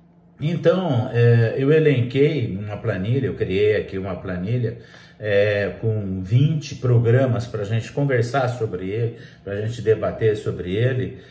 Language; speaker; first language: Portuguese; native; Portuguese